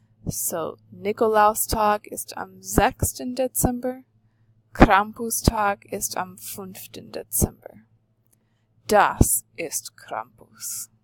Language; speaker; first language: German; non-native, fluent; English